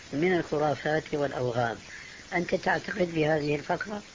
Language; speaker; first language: Arabic; early bilingual, other home language; Albanian